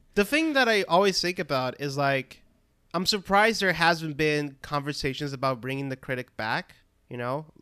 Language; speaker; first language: English; non-native, fluent; Portuguese